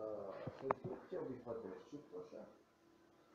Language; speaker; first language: Polish; non-native, learner; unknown